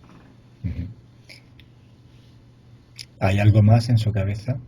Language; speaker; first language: Spanish; non-native, fluent; Italian